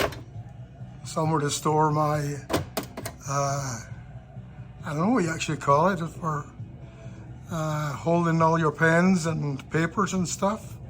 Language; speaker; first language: English; native; English